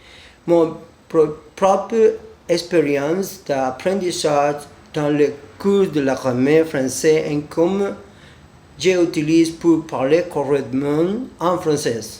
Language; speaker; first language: French; non-native, learner; Spanish